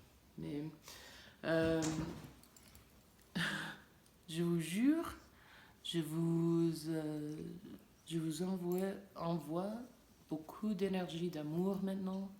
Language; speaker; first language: French; non-native, learner; English